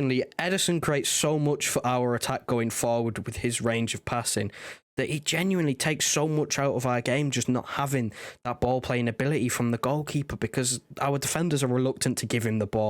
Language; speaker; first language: English; native; English